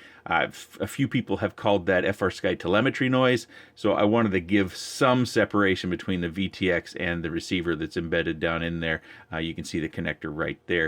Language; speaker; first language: English; native; English